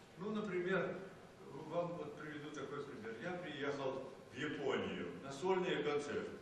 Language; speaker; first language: Russian; native; Russian